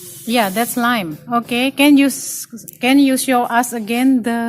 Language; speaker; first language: English; non-native, learner; Indonesian